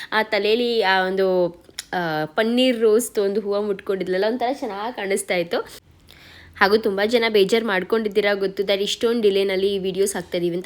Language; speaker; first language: Kannada; native; Kannada